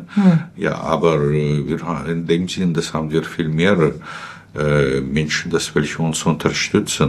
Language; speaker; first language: German; non-native, fluent; Russian